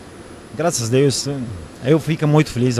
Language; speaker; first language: Portuguese; non-native, learner; Arabic